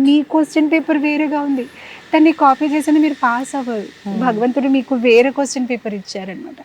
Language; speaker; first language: Telugu; non-native, fluent; Gujarati